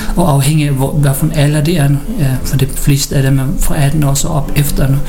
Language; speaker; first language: Danish; early bilingual, other home language; Filipino